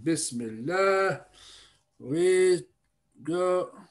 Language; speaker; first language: English; non-native, fluent; Arabic